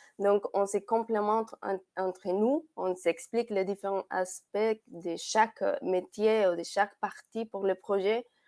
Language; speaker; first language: French; non-native, fluent; Spanish